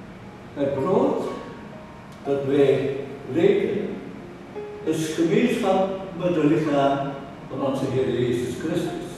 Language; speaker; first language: Dutch; non-native, fluent; Indonesian